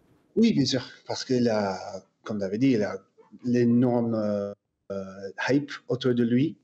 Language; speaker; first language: French; non-native, fluent; English